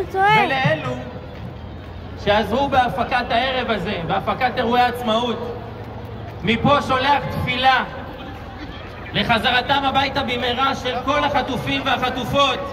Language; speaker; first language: Hebrew; native; Hebrew